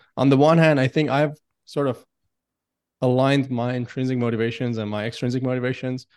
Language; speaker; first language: English; non-native, fluent; Persian